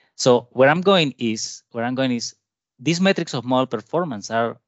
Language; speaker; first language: English; non-native, fluent; Spanish